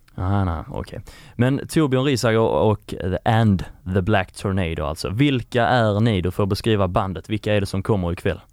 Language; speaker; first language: Swedish; native; Swedish